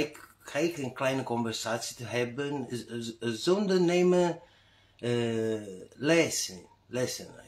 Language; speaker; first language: Dutch; non-native, learner; Italian